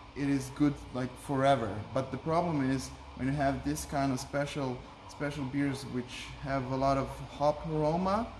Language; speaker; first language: English; non-native, fluent; Serbian